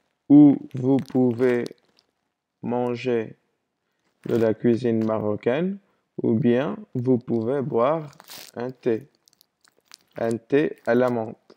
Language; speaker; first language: French; non-native, fluent; English